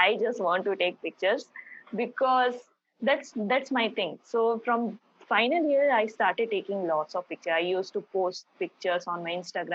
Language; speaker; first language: English; non-native, local second language; Hindi